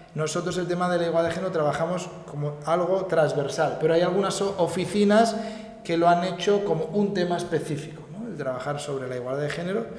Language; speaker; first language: Spanish; native; Spanish